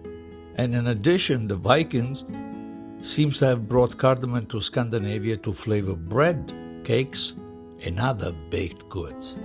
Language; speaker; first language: English; non-native, fluent; Italian